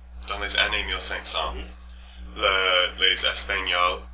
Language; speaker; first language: French; non-native, learner; English